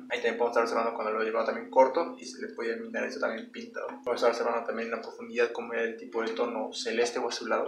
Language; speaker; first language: Spanish; native; Spanish